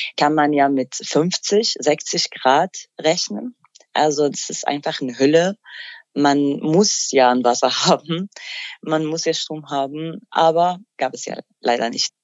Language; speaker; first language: German; non-native, fluent; Arabic